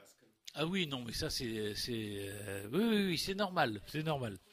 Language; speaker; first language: French; native; French